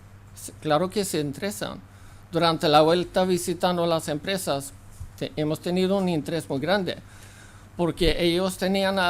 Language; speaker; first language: Spanish; non-native, fluent; Swedish